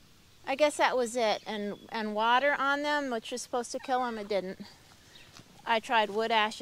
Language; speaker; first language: English; native; English